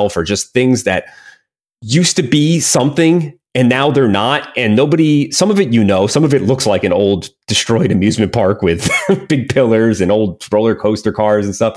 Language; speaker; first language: English; native; English